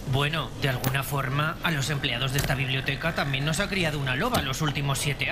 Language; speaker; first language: Spanish; native; Spanish